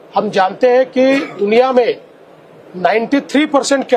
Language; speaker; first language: Hindi; non-native, local second language; Marathi